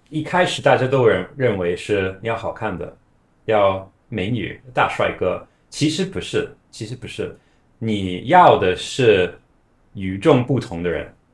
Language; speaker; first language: Chinese; non-native, fluent; English